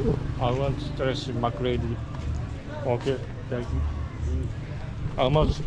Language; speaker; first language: English; non-native, learner; Turkish